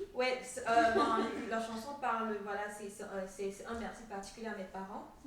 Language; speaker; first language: French; non-native, local second language; Ghomala